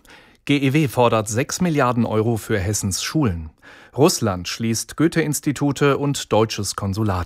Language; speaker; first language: German; native; German